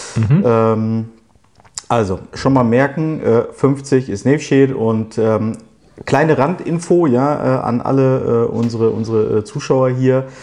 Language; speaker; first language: German; early bilingual, other home language; Turkish